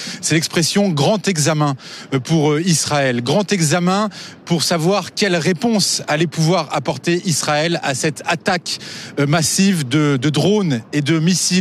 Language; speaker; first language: French; native; French